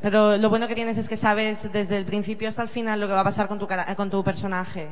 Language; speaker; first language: Spanish; native; Spanish